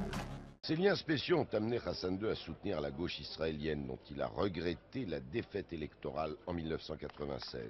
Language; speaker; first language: French; native; French